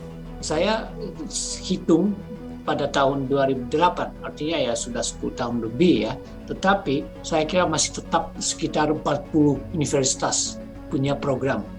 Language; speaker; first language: Indonesian; non-native, fluent; Japanese